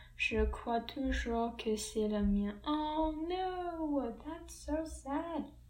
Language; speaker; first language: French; non-native, learner; English